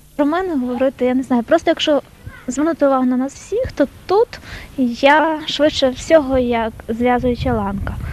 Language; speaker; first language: Ukrainian; native; Ukrainian